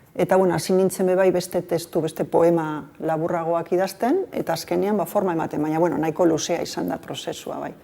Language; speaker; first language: Basque; non-native, local second language; Spanish